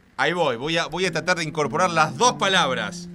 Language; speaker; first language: Spanish; native; Spanish